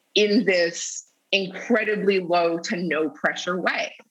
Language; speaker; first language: English; native; English